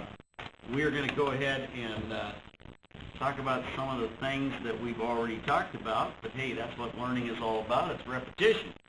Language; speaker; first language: English; native; English